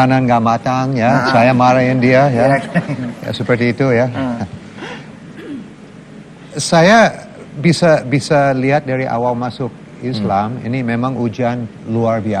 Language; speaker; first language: Indonesian; non-native, learner; English